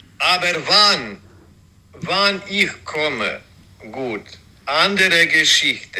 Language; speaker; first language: German; non-native, learner; Russian